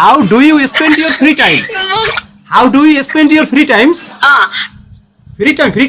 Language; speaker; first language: English; non-native, learner; Bangla